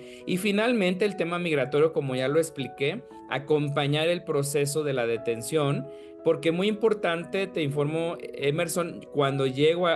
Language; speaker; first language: Spanish; native; Spanish